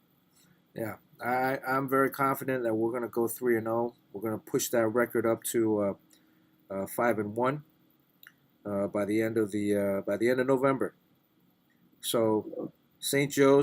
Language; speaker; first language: English; native; English